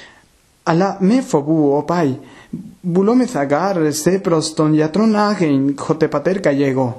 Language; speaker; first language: Greek; non-native, fluent; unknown